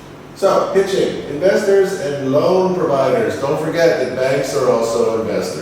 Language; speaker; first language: English; native; English